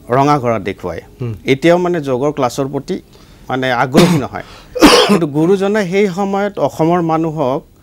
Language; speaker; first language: Assamese; native; Assamese